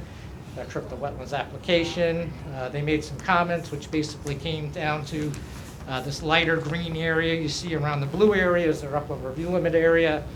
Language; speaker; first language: English; native; English